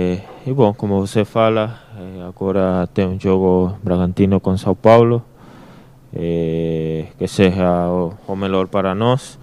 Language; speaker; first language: Portuguese; non-native, learner; Spanish